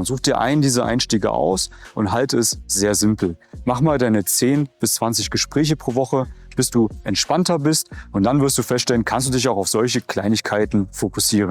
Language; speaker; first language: German; native; German